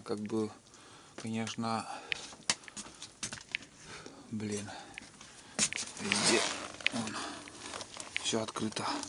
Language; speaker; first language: Russian; native; Russian